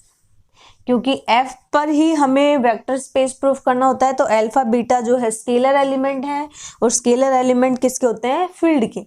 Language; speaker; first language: Hindi; native; Hindi